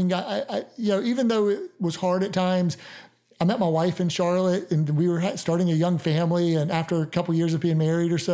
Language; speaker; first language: English; native; English